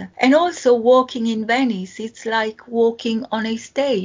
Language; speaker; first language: English; non-native, fluent; Italian